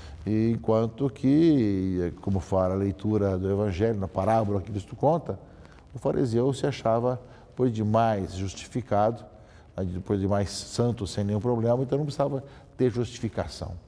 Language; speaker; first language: Portuguese; native; Portuguese